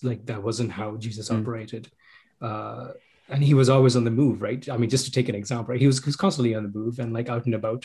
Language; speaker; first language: English; non-native, local second language; Sinhala